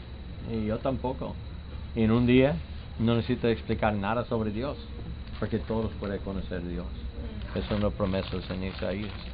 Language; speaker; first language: Spanish; non-native, learner; English